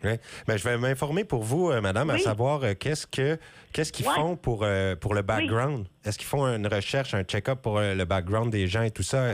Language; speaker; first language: French; native; French